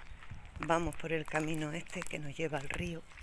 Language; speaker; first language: Spanish; native; Spanish